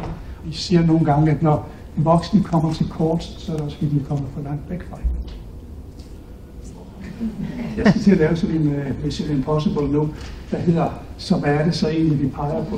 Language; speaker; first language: Danish; native; Danish